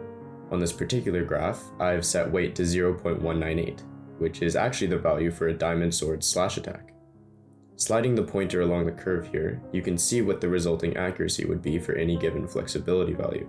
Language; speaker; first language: English; native; English